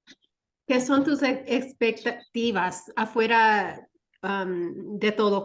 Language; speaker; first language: Spanish; early bilingual, heritage; Spanish